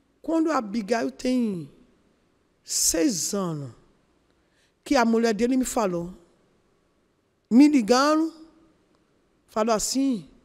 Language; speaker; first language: Portuguese; non-native, learner; Yoruba